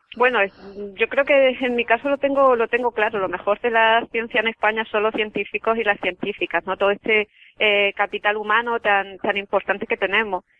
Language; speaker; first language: Spanish; native; Spanish